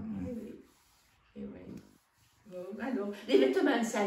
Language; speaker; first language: French; native; French